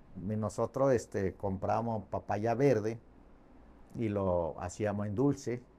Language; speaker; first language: Spanish; non-native, fluent; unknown